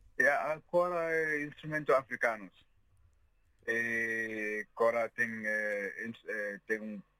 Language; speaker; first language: Portuguese; non-native, learner; Mandingo